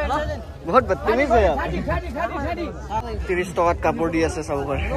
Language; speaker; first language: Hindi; non-native, local second language; Assamese